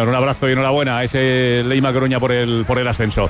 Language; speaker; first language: Spanish; native; Spanish